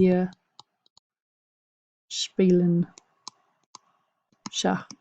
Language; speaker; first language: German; non-native, fluent; English